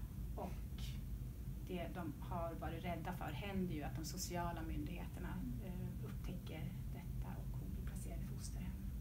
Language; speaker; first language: Swedish; native; Swedish